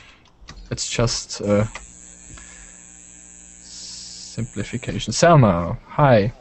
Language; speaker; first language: English; non-native, learner; German